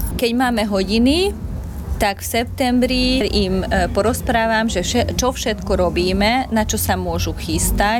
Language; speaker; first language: Slovak; non-native, local second language; Hungarian